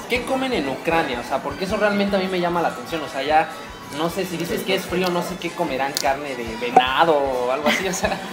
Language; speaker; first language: Spanish; native; Spanish